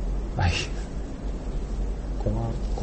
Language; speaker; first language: Japanese; non-native, learner; Korean